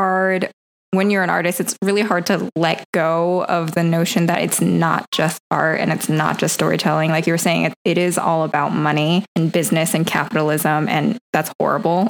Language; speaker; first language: English; native; English